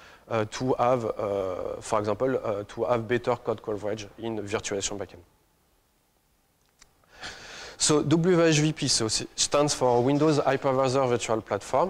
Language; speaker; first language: English; non-native, fluent; French